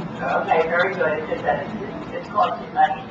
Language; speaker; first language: English; native; English